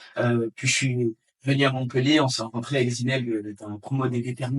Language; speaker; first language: French; native; French